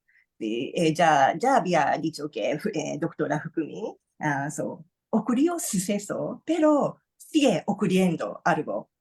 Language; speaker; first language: Spanish; non-native, learner; Japanese